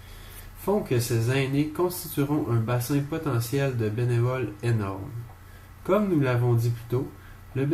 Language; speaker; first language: French; native; French